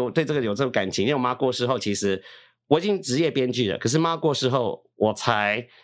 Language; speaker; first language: Chinese; early bilingual, heritage; Chinese